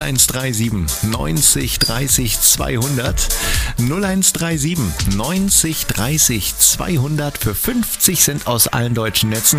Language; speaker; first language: German; native; German